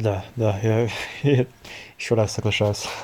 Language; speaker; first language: Russian; non-native, learner; English